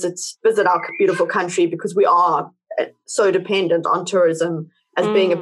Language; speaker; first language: English; native; English